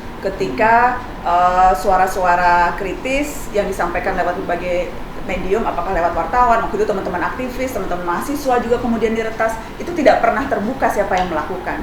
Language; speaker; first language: Indonesian; native; Indonesian